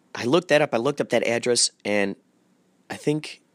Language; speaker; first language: English; native; English